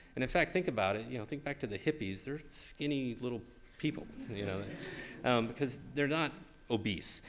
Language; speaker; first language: English; native; English